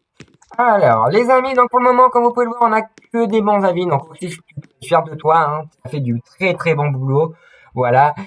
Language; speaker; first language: French; native; French